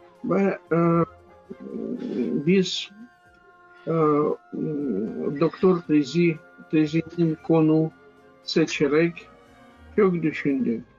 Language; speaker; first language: Turkish; non-native, fluent; Russian